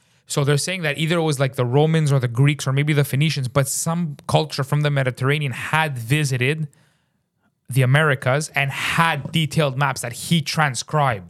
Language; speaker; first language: English; native; English